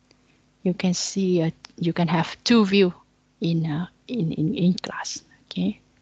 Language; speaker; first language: English; non-native, learner; Vietnamese